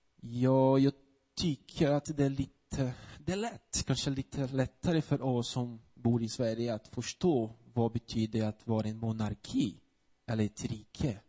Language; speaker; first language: Swedish; non-native, fluent; Portuguese